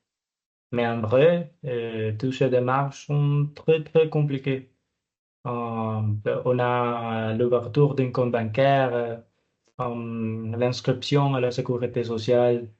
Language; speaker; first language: French; non-native, learner; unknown